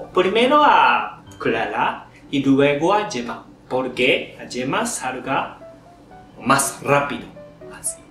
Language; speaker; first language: Spanish; non-native, fluent; Japanese